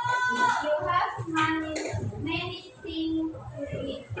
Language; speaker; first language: English; non-native, learner; Indonesian